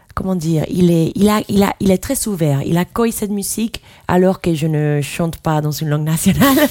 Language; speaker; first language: French; non-native, fluent; Spanish